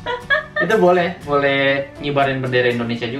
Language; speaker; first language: Indonesian; native; Indonesian